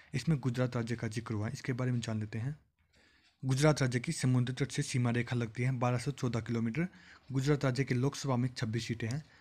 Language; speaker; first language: Hindi; native; Hindi